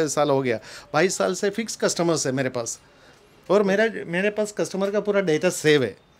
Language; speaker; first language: Hindi; non-native, local second language; Malayalam